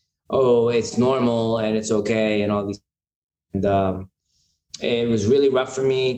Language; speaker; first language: English; native; English